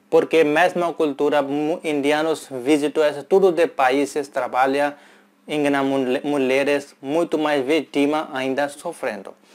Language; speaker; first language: Portuguese; non-native, learner; Hindi